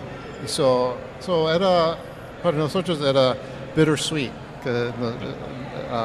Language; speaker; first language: Spanish; early bilingual, heritage; Spanish